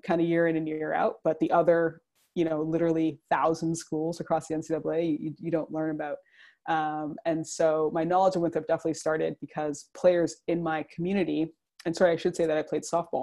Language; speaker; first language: English; native; English